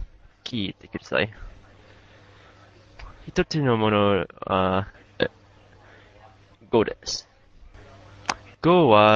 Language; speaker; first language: Japanese; non-native, learner; English